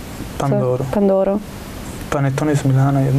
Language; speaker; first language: Russian; non-native, learner; Italian